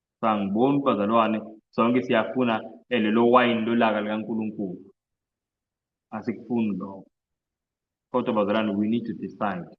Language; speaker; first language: Zulu; native; Zulu